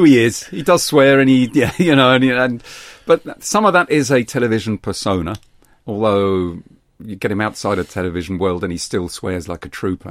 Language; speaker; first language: English; native; English